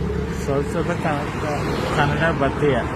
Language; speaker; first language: Kannada; non-native, learner; Telugu